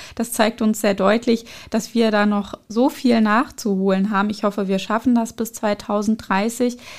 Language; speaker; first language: German; early bilingual, other home language; Arabic